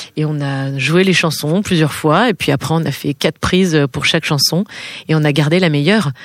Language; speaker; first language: French; native; French